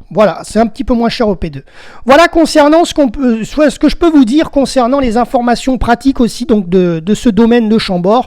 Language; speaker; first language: French; native; French